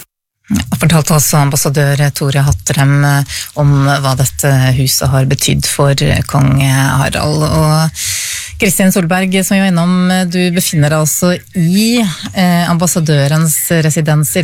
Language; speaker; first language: Norwegian; native; Norwegian